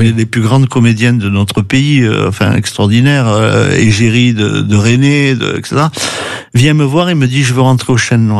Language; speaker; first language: French; native; French